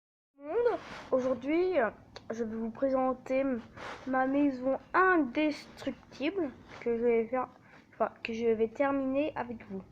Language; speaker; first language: French; native; French